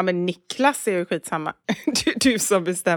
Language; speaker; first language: Swedish; native; Swedish